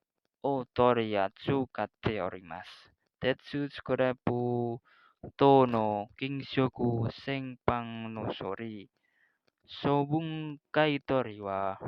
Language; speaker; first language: Japanese; non-native, learner; Indonesian